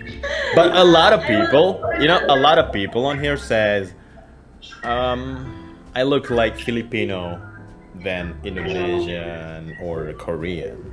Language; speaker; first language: English; non-native, local second language; Filipino